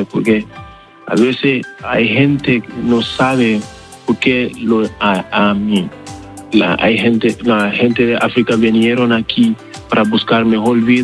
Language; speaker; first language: Spanish; non-native, learner; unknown